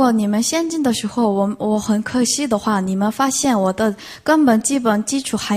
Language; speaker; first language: Chinese; non-native, fluent; Korean